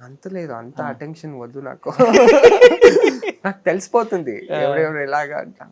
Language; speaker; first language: Telugu; non-native, learner; Kannada